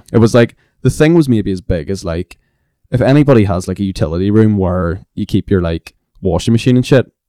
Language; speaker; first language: English; native; English